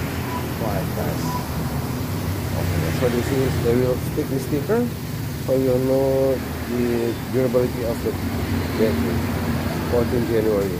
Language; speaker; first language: English; non-native, fluent; Indonesian